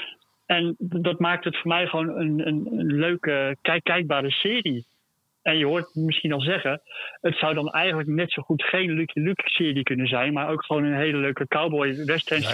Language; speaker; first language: Dutch; native; Dutch